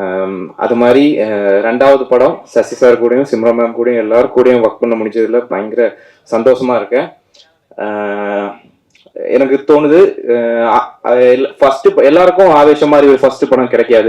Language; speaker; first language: Tamil; non-native, fluent; Malayalam